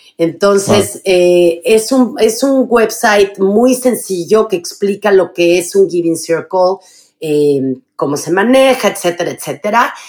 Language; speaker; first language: Spanish; native; Spanish